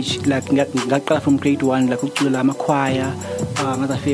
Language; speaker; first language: English; non-native, local second language; Zulu